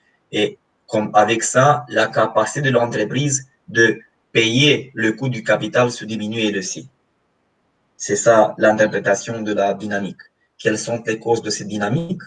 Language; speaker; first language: French; non-native, fluent; Romanian